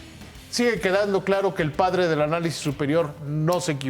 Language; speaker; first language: Spanish; native; Spanish